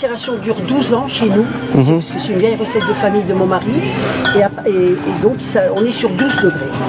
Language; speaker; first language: French; native; French